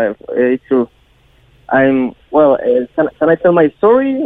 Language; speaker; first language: English; non-native, learner; Spanish